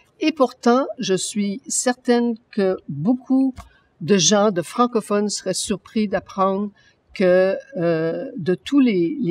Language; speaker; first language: French; native; French